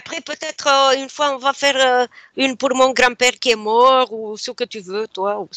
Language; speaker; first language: French; non-native, fluent; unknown